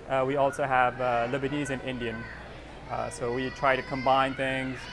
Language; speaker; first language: English; non-native, local second language; Persian